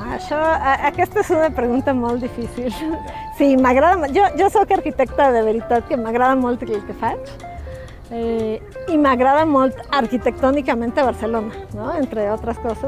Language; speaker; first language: Catalan; non-native, fluent; Spanish